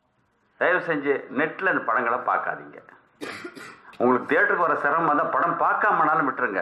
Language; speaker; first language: Tamil; native; Tamil